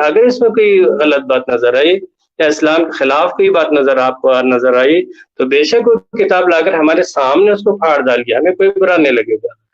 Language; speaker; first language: Urdu; native; Urdu